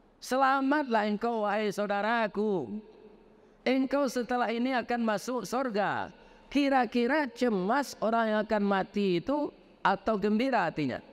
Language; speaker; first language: Indonesian; non-native, local second language; Minangkabau